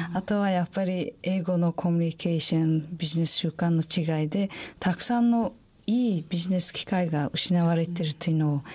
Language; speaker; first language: Japanese; non-native, fluent; Uzbek